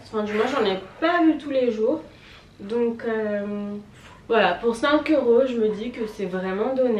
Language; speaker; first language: French; native; French